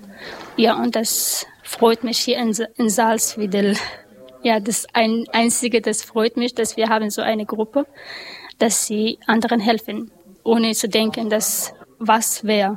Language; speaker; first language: German; non-native, learner; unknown